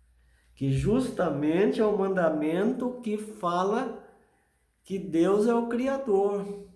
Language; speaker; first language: Portuguese; native; Portuguese